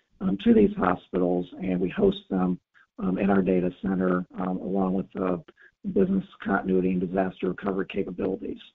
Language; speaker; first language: English; native; English